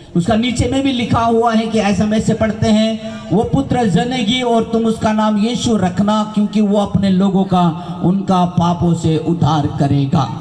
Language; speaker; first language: Hindi; non-native, local second language; Nepali